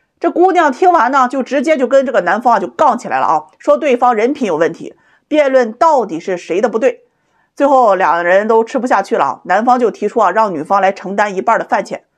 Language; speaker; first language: Chinese; native; Chinese